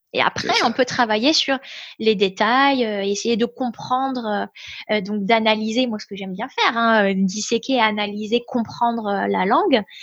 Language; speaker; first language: French; native; French